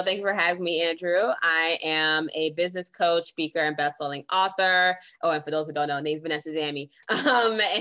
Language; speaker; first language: English; native; English